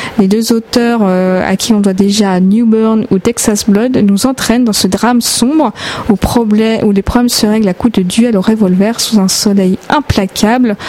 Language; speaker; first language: French; native; French